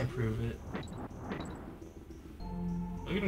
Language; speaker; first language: English; native; English